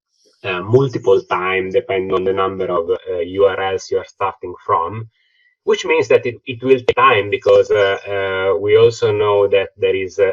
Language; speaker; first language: English; non-native, fluent; Italian